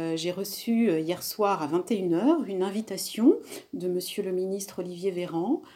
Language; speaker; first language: French; native; French